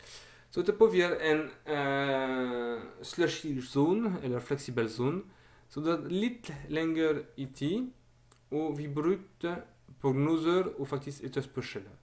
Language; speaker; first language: Norwegian; non-native, learner; Dutch